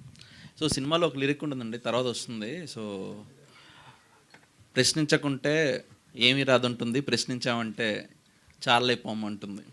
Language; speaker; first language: Telugu; native; Telugu